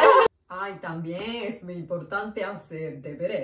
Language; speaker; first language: Spanish; non-native, learner; Japanese